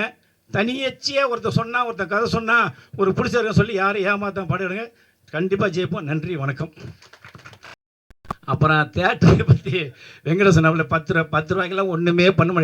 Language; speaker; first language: Tamil; native; Tamil